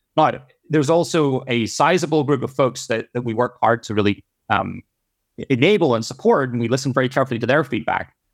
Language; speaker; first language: English; native; English